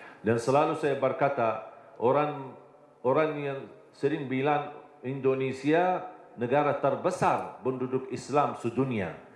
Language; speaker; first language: Indonesian; non-native, fluent; Arabic